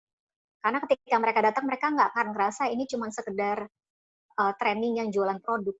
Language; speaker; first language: Indonesian; native; Indonesian